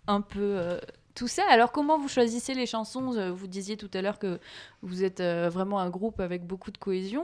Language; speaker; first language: French; native; French